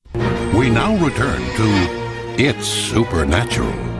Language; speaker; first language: English; native; English